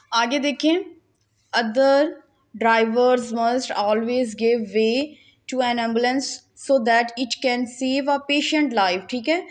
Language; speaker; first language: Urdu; non-native, local second language; Punjabi